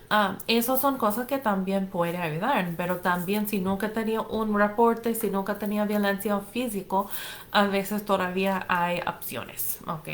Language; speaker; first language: Spanish; non-native, fluent; English